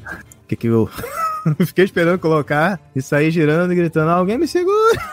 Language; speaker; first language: Portuguese; native; Portuguese